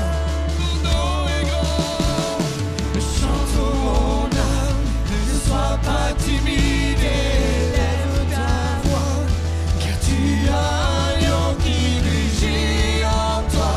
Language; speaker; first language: French; native; French